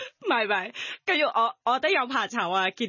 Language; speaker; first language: Cantonese; non-native, fluent; Thai